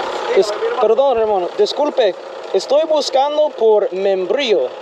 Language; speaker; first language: Spanish; non-native, learner; English